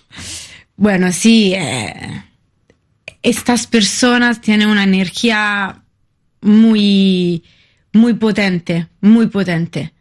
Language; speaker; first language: Spanish; non-native, fluent; Italian